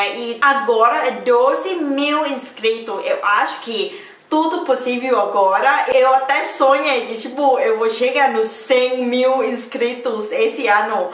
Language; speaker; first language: Portuguese; non-native, learner; Thai